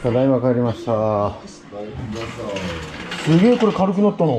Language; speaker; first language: Japanese; native; Japanese